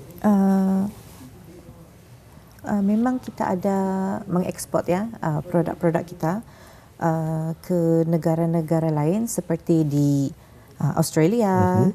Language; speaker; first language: Malay; native; Malay